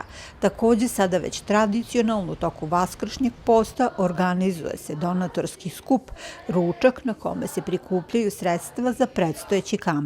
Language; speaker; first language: Bosnian; native; Bosnian